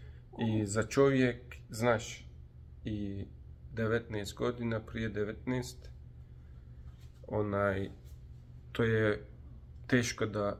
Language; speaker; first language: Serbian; non-native, learner; Turkish